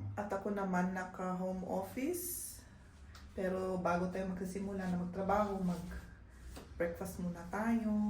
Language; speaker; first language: Filipino; native; Filipino